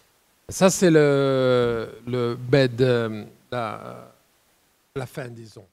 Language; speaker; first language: French; non-native, fluent; Italian